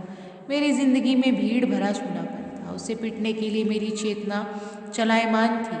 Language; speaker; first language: Hindi; native; Hindi